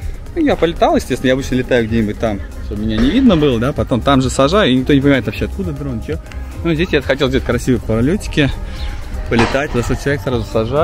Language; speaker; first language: Russian; native; Russian